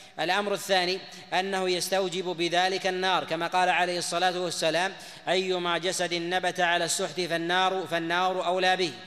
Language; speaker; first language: Arabic; native; Arabic